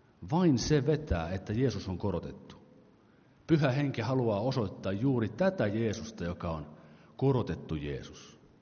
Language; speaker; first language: Finnish; native; Finnish